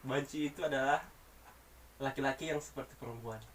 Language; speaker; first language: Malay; non-native, local second language; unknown